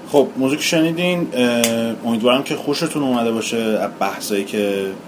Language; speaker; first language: Persian; native; Persian